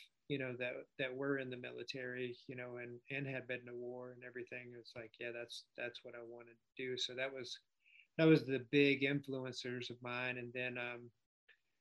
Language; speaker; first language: English; native; English